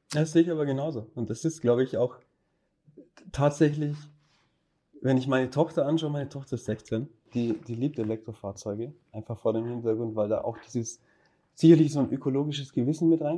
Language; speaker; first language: German; native; German